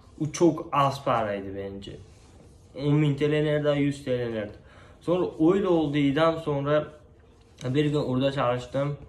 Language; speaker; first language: Turkish; non-native, learner; Uzbek